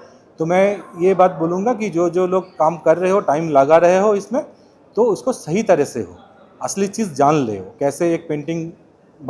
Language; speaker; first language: Hindi; native; Hindi